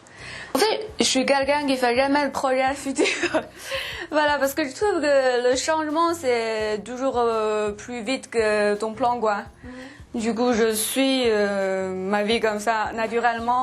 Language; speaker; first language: French; non-native, fluent; Chinese